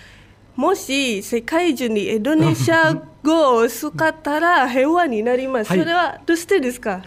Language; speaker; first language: Japanese; non-native, fluent; Indonesian